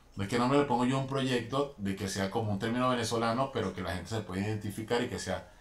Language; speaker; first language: Spanish; native; Spanish